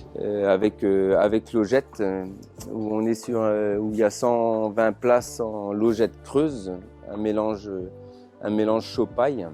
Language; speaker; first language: French; native; French